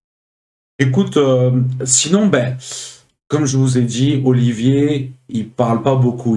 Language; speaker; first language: French; native; French